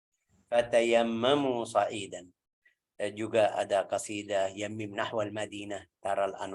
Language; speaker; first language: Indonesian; non-native, fluent; Arabic